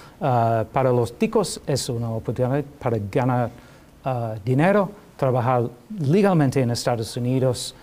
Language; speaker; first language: Spanish; non-native, learner; English